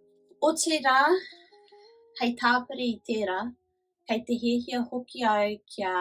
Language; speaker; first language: Māori; non-native, local second language; English